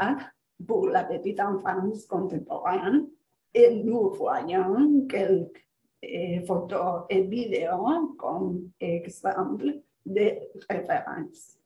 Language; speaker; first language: French; non-native, fluent; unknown